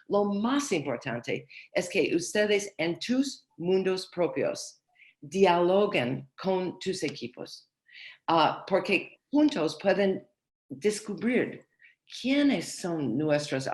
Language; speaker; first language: Spanish; non-native, learner; English